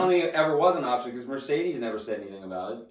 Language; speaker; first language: English; native; English